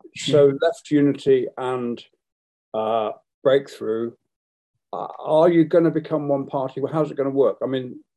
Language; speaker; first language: English; native; English